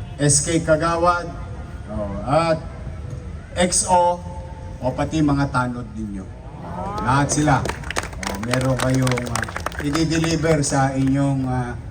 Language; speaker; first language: Filipino; native; Filipino